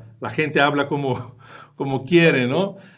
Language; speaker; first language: Spanish; non-native, fluent; Portuguese